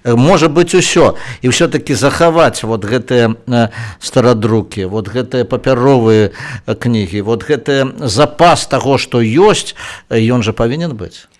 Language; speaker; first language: Belarusian; native; Belarusian